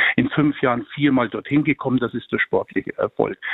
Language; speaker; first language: German; native; German